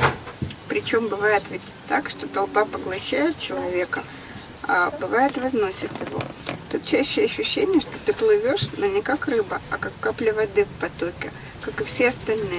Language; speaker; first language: Russian; native; Russian